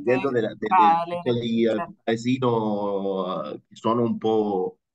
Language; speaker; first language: Italian; non-native, fluent; Spanish